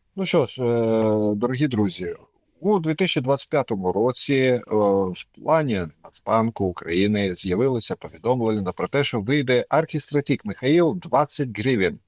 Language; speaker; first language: Ukrainian; non-native, local second language; Russian